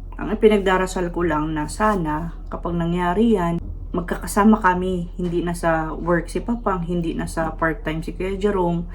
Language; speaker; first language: Filipino; native; Filipino